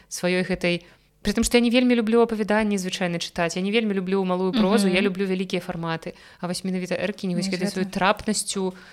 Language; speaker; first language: Belarusian; non-native, local second language; Russian